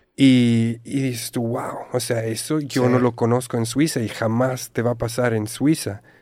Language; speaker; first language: Spanish; non-native, fluent; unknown